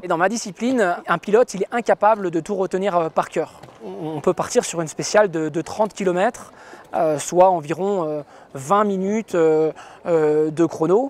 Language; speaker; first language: French; native; French